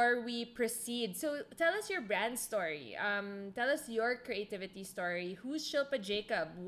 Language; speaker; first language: English; non-native, local second language; Filipino